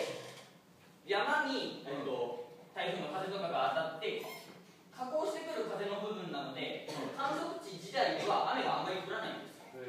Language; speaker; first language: Japanese; native; Japanese